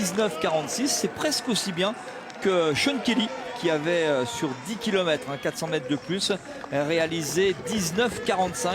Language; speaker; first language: French; native; French